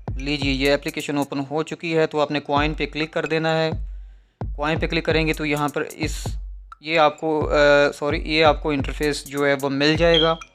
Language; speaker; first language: Urdu; non-native, local second language; Punjabi